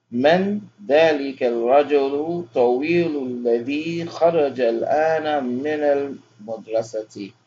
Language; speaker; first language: Arabic; non-native, fluent; English